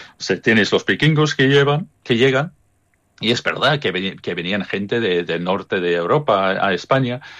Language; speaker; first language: Spanish; early bilingual, other home language; English